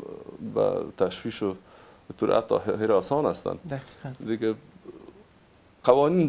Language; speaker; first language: Persian; native; Persian